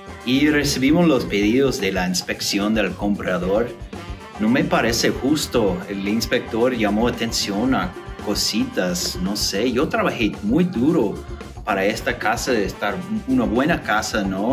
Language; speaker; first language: Spanish; non-native, fluent; English